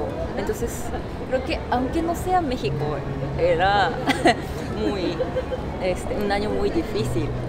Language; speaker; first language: Spanish; non-native, fluent; Japanese